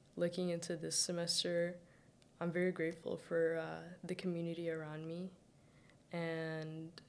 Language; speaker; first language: English; early bilingual, other home language; Arabic